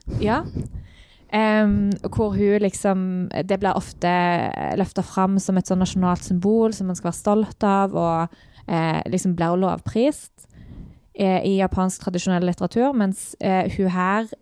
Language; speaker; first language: Norwegian; native; Norwegian